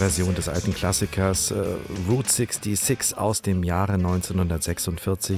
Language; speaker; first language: German; native; German